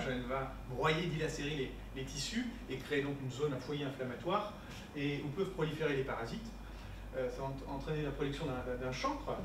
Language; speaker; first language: French; native; French